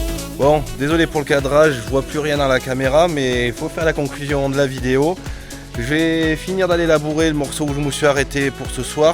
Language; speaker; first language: French; native; French